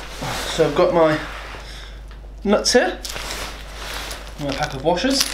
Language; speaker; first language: English; native; English